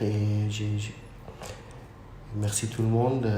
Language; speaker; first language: French; non-native, fluent; Urdu